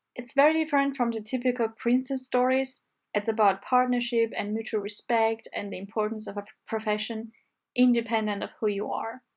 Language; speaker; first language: English; non-native, fluent; Armenian